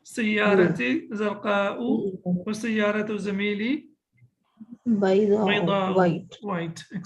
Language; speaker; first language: Arabic; non-native, fluent; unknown